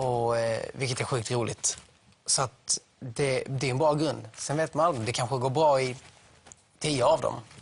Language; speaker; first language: Swedish; native; Swedish